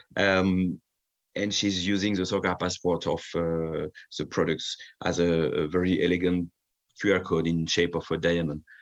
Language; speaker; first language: English; non-native, fluent; French